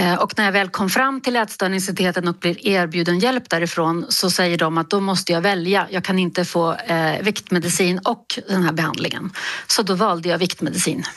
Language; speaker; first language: Swedish; native; Swedish